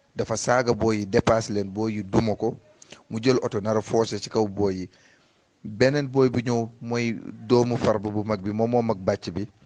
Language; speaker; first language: Wolof; non-native, local second language; Fula